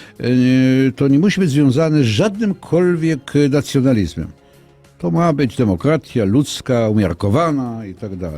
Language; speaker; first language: Polish; non-native, fluent; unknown